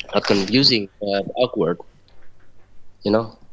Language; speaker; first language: English; non-native, learner; Indonesian